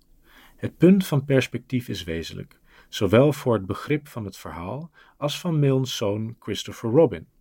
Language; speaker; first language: Dutch; native; Dutch